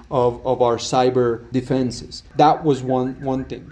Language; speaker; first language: English; non-native, fluent; Spanish